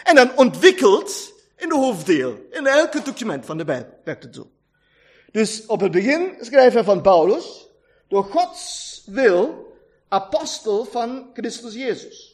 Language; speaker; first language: Dutch; non-native, learner; German